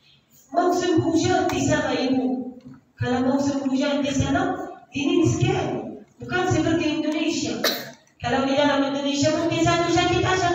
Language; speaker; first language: Indonesian; non-native, learner; Arabic